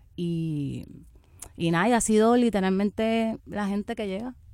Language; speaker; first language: Spanish; native; Spanish